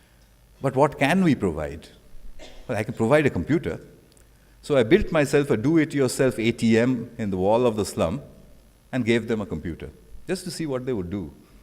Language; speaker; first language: English; non-native, local second language; Bangla